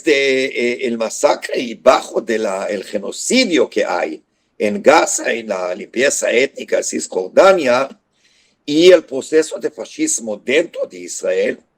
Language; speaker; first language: Spanish; non-native, fluent; Hebrew